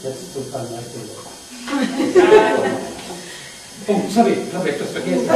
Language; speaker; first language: German; non-native, learner; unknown